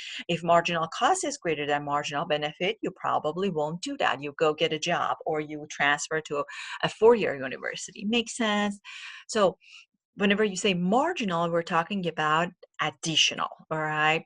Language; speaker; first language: English; non-native, fluent; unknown